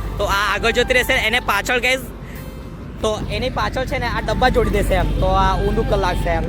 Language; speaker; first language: Gujarati; native; Gujarati